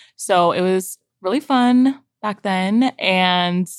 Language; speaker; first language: English; native; English